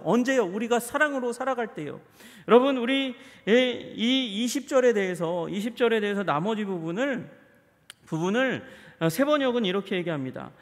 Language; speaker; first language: Korean; native; Korean